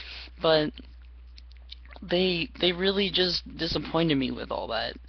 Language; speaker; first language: English; native; English